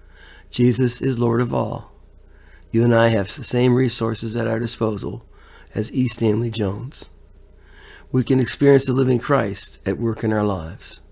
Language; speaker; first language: English; native; English